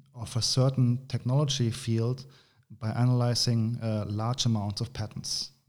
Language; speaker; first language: English; non-native, fluent; German